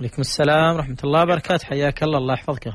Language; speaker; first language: Arabic; native; Arabic